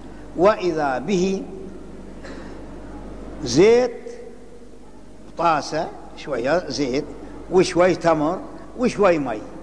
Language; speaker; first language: Arabic; native; Arabic